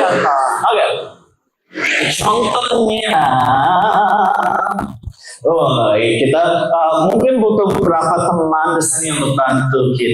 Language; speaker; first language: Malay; non-native, learner; English